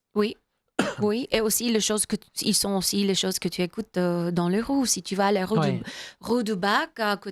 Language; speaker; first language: French; non-native, learner; English